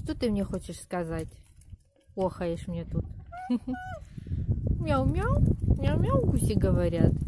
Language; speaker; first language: Russian; native; Russian